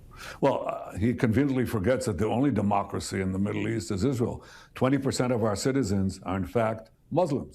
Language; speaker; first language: English; non-native, fluent; Hebrew